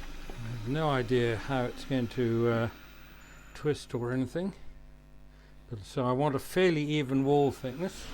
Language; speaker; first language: English; native; English